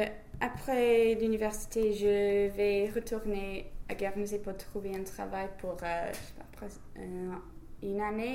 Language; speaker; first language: French; non-native, fluent; English